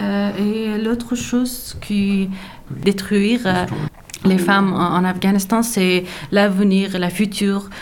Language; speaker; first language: French; non-native, learner; Persian